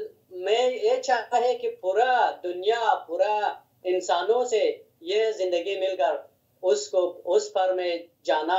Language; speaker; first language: Hindi; non-native, learner; Hazaragi